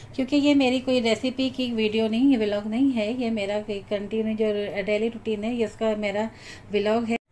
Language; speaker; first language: Urdu; native; Urdu